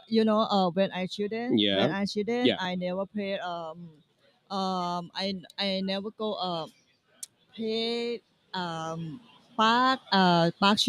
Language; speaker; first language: English; non-native, learner; Thai